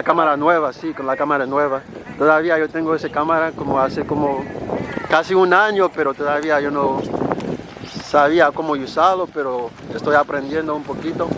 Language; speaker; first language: Spanish; non-native, learner; Haitian Creole